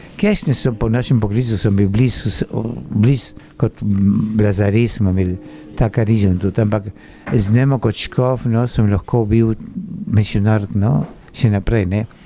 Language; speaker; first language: Slovenian; early bilingual, heritage; Slovenian